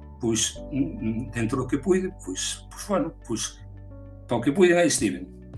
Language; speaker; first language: Galician; non-native, local second language; Spanish